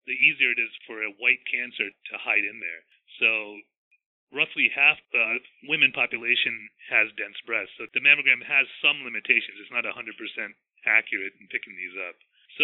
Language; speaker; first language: English; native; English